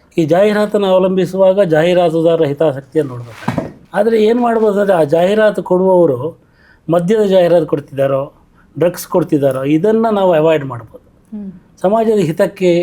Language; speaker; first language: Kannada; native; Kannada